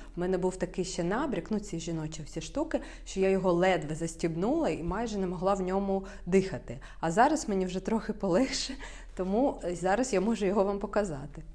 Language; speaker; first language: Ukrainian; non-native, local second language; Russian